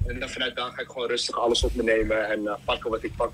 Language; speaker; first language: Dutch; early bilingual, other home language; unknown